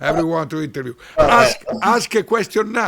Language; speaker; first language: English; non-native, learner; Italian